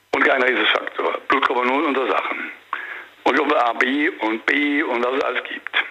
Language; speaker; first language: German; native; German